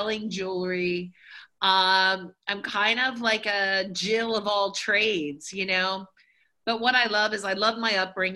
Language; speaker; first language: English; native; English